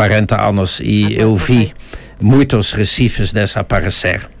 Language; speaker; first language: Portuguese; non-native, fluent; Dutch